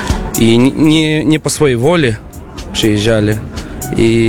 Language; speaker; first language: Polish; non-native, learner; Russian